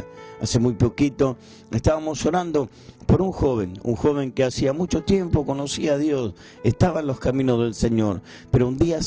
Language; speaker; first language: Spanish; native; Spanish